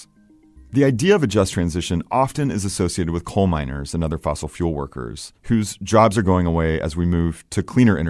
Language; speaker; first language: English; native; English